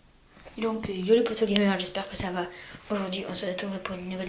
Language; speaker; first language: French; native; French